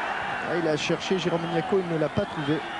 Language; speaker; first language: French; native; French